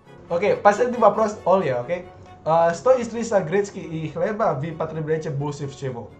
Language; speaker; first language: Russian; non-native, learner; Indonesian